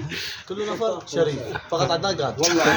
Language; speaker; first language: Arabic; non-native, learner; Urdu